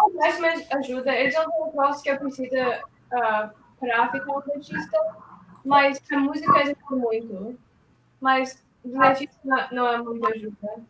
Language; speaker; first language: Portuguese; early bilingual, heritage; Portuguese